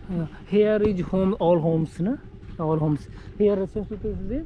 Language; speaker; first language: English; non-native, learner; Hindi